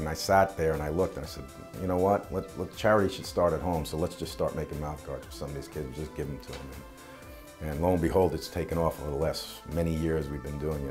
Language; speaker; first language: English; native; English